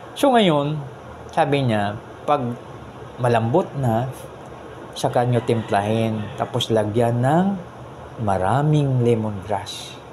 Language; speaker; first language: Filipino; non-native, local second language; Hiligaynon